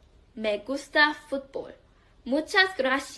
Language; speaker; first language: Spanish; non-native, learner; Korean